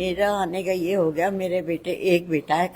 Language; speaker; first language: Hindi; native; Hindi